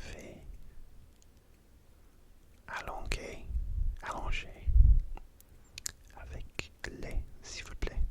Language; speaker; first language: French; non-native, learner; English